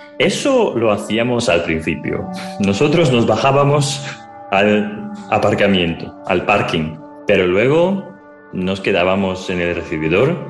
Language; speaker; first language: Spanish; non-native, fluent; Ukrainian